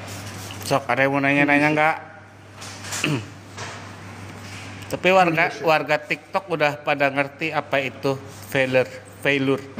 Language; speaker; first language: Indonesian; native; Indonesian